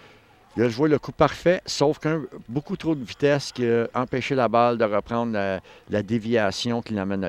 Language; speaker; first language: French; native; French